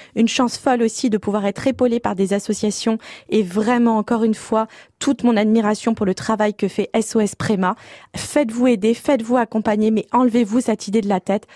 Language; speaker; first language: French; native; French